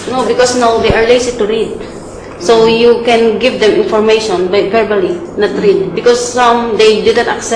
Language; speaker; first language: English; non-native, learner; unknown